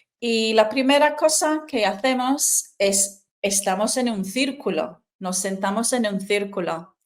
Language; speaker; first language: Spanish; non-native, fluent; English